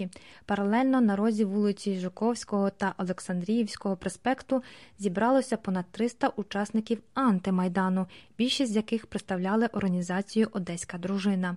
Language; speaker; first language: Ukrainian; native; Ukrainian